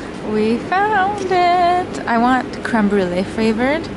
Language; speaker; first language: English; native; English